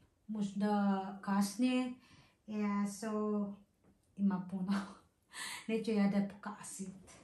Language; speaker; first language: Serbian; non-native, learner; Filipino